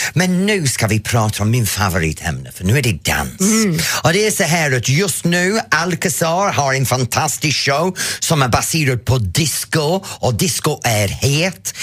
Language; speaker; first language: Swedish; non-native, fluent; English